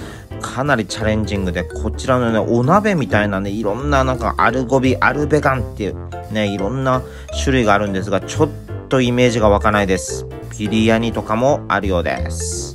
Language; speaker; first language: Japanese; native; Japanese